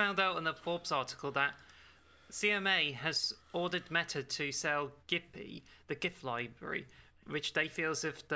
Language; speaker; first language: English; native; English